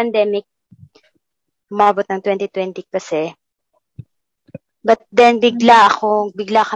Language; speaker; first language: English; non-native, local second language; Cebuano